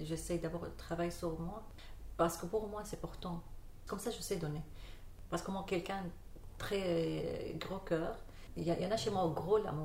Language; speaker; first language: French; non-native, learner; Arabic